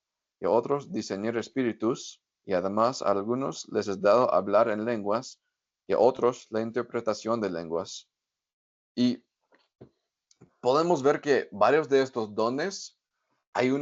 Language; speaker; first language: Spanish; non-native, fluent; English